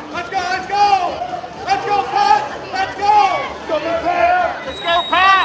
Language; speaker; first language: English; native; English